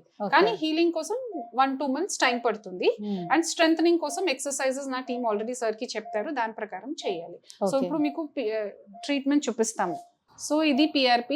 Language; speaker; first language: Telugu; non-native, fluent; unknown